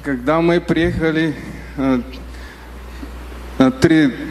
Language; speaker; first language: Russian; non-native, learner; Bulgarian